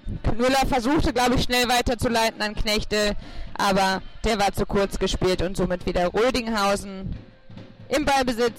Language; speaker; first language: German; native; German